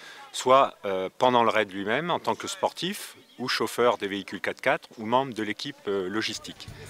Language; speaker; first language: French; native; French